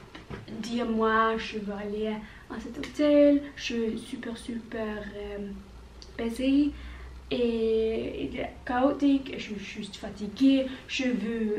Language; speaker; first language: French; non-native, learner; Norwegian